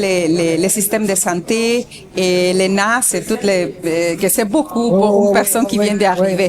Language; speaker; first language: French; non-native, fluent; Spanish